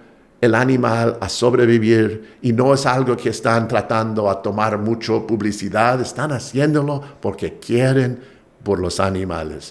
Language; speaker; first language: Spanish; non-native, fluent; English